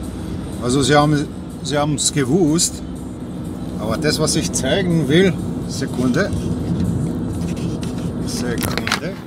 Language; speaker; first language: German; non-native, fluent; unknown